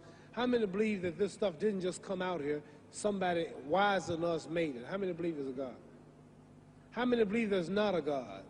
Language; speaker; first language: English; native; English